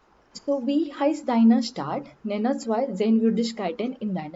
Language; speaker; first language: German; non-native, learner; Marathi